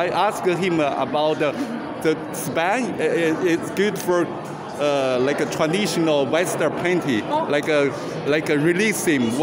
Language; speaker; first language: English; non-native, learner; Chinese